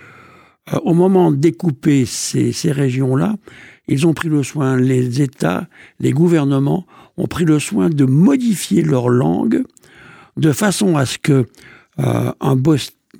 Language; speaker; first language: French; native; French